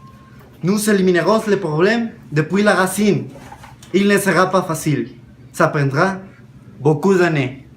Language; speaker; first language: French; non-native, learner; Spanish